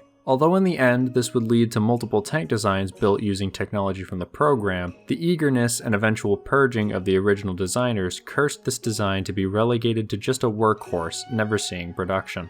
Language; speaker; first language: English; native; English